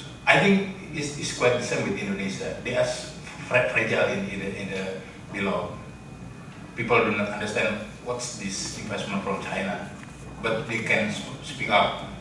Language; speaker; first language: English; non-native, learner; Indonesian